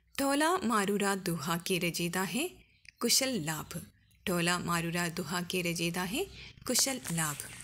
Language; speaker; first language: Hindi; non-native, local second language; Malayalam